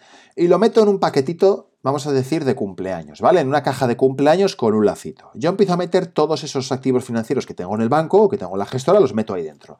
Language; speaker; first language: Spanish; native; Spanish